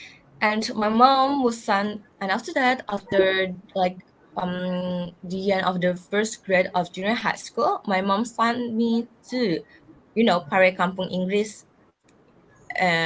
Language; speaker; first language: English; non-native, learner; Indonesian